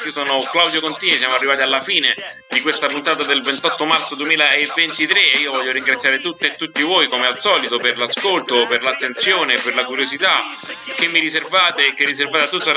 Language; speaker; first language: Italian; native; Italian